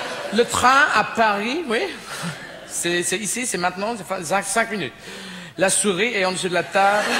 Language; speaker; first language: French; non-native, fluent; English